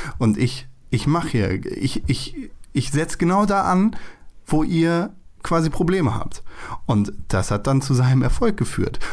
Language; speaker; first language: German; native; German